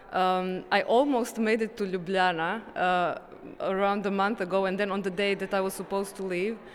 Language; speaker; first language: English; non-native, fluent; Croatian